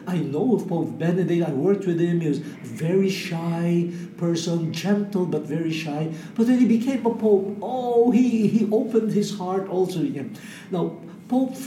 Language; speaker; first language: English; non-native, local second language; Filipino